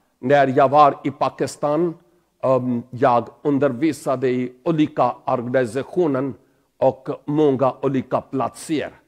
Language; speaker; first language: Swedish; non-native, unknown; Pahari-Potwari